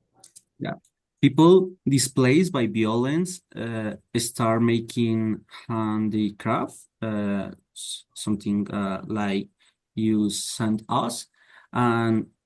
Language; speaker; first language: English; non-native, learner; Spanish